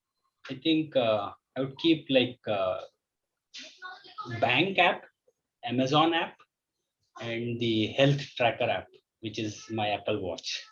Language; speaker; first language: English; non-native, local second language; Hindi